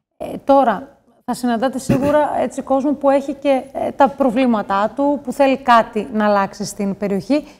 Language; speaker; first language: Greek; native; Greek